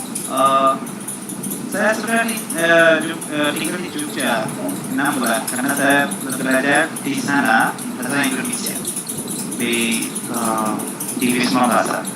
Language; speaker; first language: Indonesian; non-native, fluent; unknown